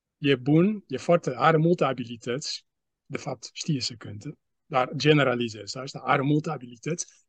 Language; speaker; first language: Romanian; non-native, fluent; Dutch